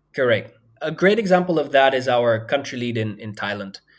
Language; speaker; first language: English; non-native, fluent; Bulgarian